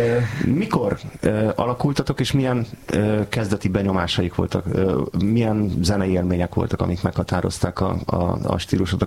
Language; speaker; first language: Hungarian; native; Hungarian